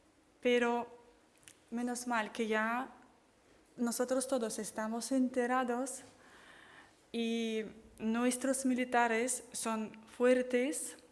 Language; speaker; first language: Spanish; non-native, fluent; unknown